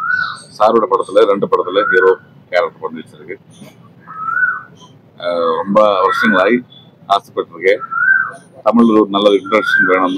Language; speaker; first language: Tamil; non-native, learner; Malayalam